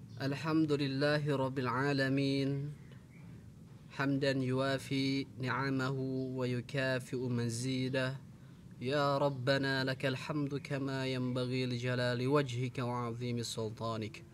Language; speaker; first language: Arabic; non-native, fluent; Indonesian